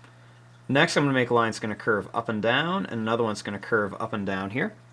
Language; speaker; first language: English; native; English